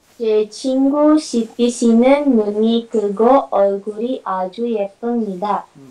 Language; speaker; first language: Korean; non-native, learner; Indonesian